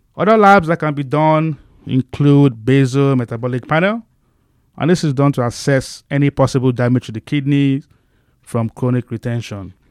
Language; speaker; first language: English; non-native, local second language; Igbo